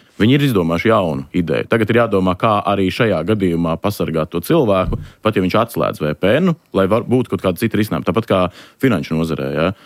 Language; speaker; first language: Latvian; native; Latvian